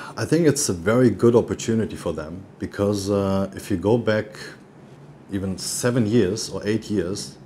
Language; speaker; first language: English; non-native, fluent; German